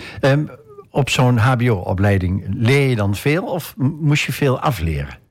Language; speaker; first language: Dutch; native; Dutch